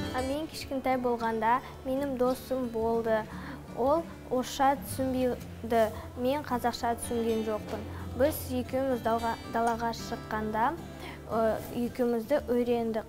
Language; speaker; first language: Kazakh; non-native, local second language; Russian